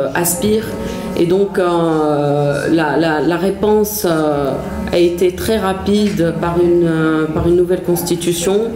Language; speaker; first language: French; non-native, local second language; Arabic